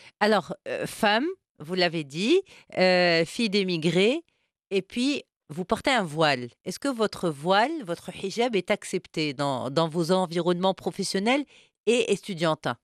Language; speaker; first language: French; non-native, local second language; Arabic